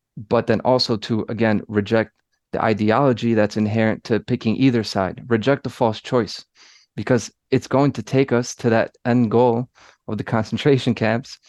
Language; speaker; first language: English; early bilingual, other home language; Polish